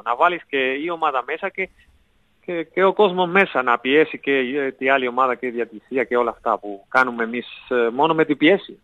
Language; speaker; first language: Greek; non-native, learner; Spanish